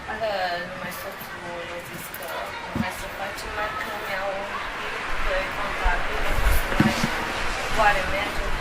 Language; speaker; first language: Romanian; non-native, local second language; Hungarian